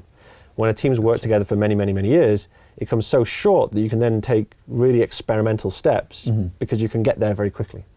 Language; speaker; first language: English; native; English